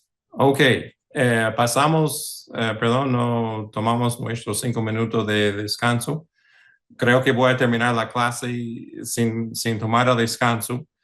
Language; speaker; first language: Spanish; early bilingual, heritage; English